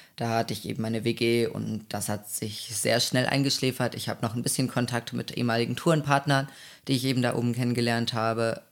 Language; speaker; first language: German; native; German